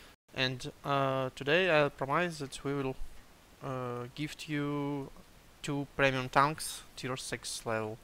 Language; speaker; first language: English; non-native, learner; Russian